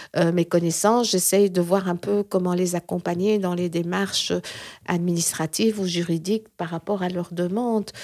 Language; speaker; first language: French; native; French